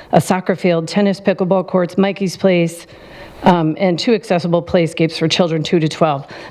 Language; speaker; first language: English; native; English